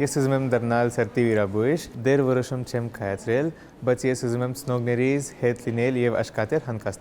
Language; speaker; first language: Armenian; non-native, learner; Hindi